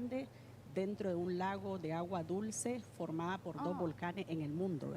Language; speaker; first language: Spanish; native; Spanish